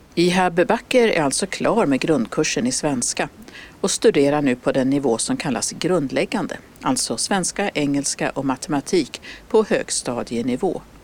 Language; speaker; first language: Swedish; native; Swedish